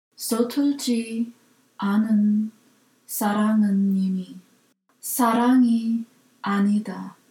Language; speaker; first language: Korean; non-native, learner; English